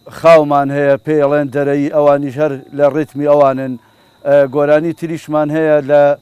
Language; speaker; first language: Central Kurdish; non-native, local second language; Gurani